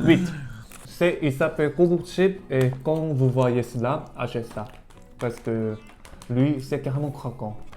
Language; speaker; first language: French; non-native, learner; Korean